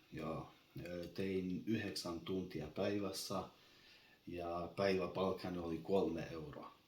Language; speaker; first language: Finnish; non-native, learner; Albanian